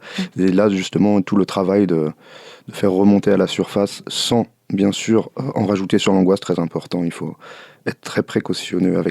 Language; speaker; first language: French; native; French